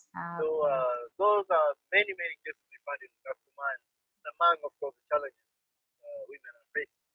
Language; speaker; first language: English; non-native, fluent; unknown